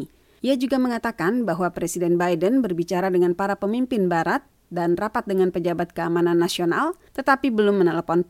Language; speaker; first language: Indonesian; native; Indonesian